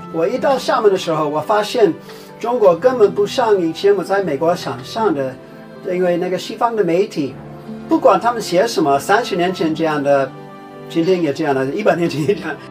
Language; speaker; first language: Chinese; non-native, fluent; English